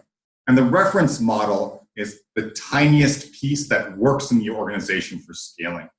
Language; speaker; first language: English; native; English